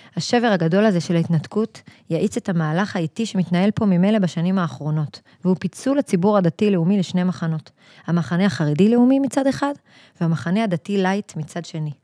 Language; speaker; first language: Hebrew; native; Hebrew